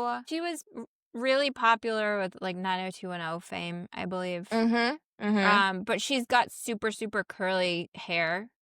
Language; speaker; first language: English; native; English